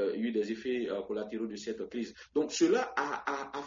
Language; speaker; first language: French; non-native, local second language; Baoulé